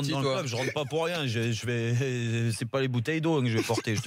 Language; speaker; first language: French; native; French